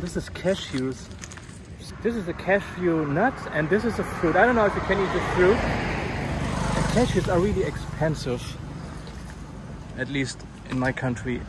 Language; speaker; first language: English; non-native, fluent; German